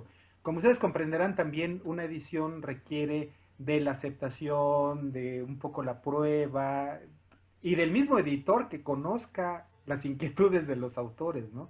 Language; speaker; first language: Spanish; native; Spanish